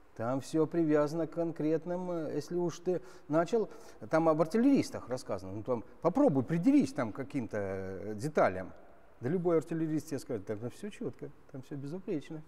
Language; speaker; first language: Russian; native; Russian